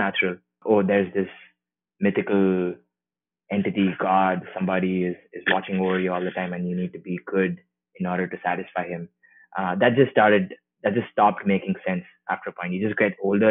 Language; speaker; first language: English; non-native, local second language; Tamil